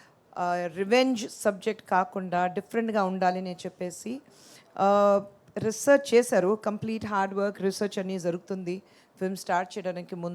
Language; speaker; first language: Telugu; non-native, fluent; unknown